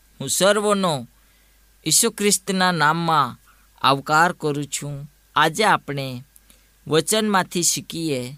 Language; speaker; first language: Gujarati; non-native, local second language; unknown